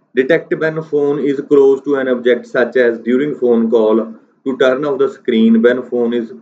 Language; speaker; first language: English; non-native, local second language; Punjabi